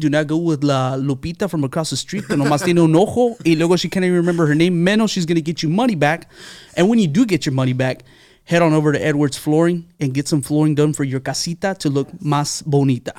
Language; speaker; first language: English; early bilingual, other home language; Spanish